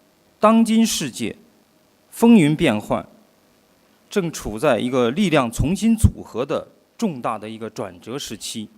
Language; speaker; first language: Chinese; native; Chinese